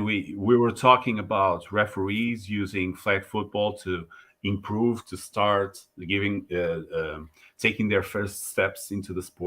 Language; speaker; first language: English; non-native, fluent; Portuguese